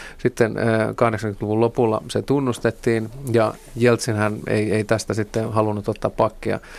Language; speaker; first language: Finnish; native; Finnish